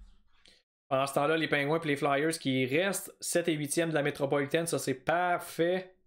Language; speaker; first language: French; native; French